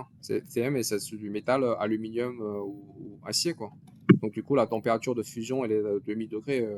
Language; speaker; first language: French; native; French